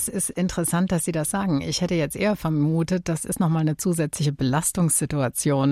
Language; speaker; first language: German; native; German